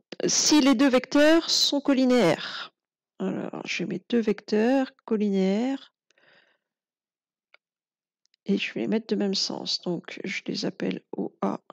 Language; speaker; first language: French; native; French